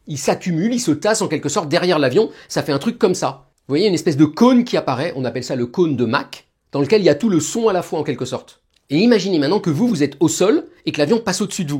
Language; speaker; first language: French; native; French